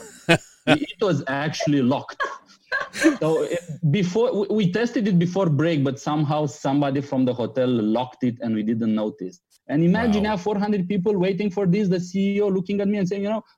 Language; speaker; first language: English; non-native, fluent; Romanian